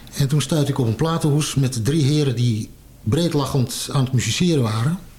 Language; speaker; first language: Dutch; native; Dutch